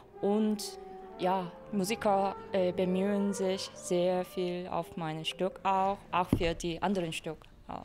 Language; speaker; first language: German; non-native, learner; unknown